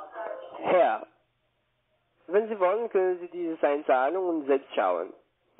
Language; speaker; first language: German; non-native, learner; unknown